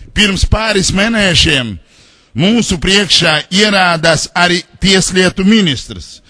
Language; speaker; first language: Latvian; non-native, local second language; Russian